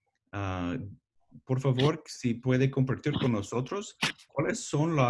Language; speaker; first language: Spanish; non-native, learner; English